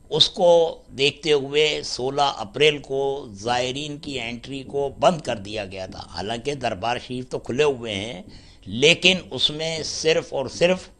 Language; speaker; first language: Hindi; native; Hindi